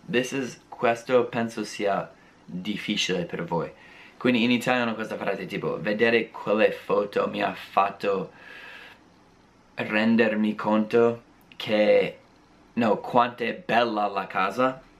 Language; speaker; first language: Italian; non-native, fluent; English